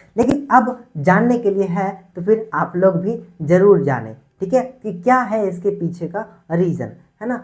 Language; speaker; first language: Hindi; native; Hindi